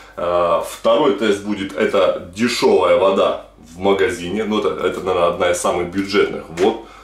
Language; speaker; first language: Russian; native; Russian